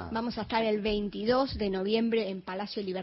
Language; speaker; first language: Spanish; native; Spanish